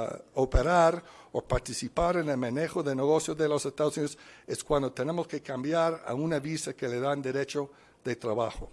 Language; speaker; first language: Spanish; non-native, fluent; English